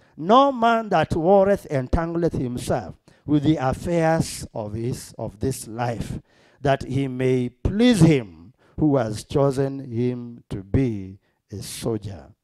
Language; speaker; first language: English; non-native, local second language; Swahili